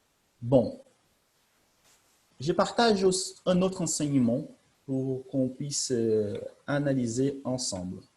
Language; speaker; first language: French; non-native, fluent; Portuguese